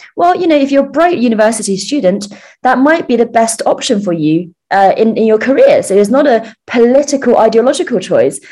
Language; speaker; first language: English; early bilingual, other home language; Chinese